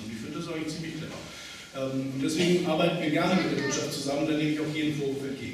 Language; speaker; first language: German; native; German